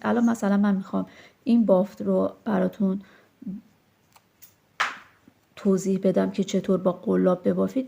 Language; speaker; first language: Persian; native; Persian